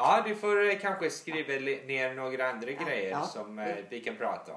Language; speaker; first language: Swedish; early bilingual, heritage; English